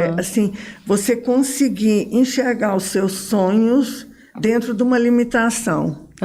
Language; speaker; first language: Portuguese; early bilingual, other home language; Arabic